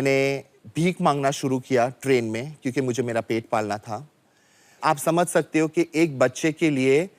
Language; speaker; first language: Hindi; native; Hindi